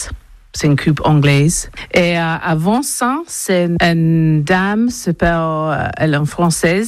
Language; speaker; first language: French; non-native, learner; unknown